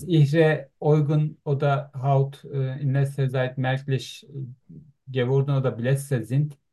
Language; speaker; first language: German; non-native, learner; Turkish